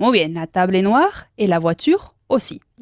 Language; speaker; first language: French; non-native, fluent; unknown